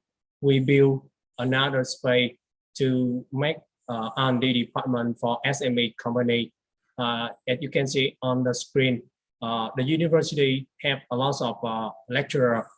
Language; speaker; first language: English; non-native, learner; Vietnamese